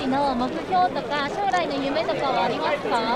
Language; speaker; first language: Japanese; native; Japanese